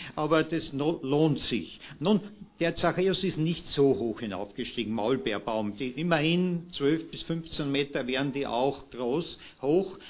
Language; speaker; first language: German; native; German